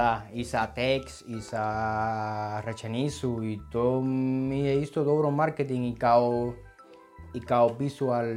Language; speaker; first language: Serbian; non-native, learner; Spanish